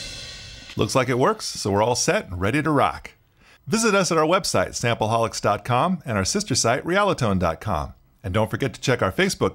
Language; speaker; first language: English; native; English